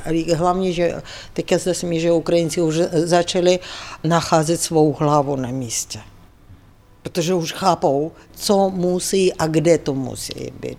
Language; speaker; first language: Czech; non-native, fluent; Ukrainian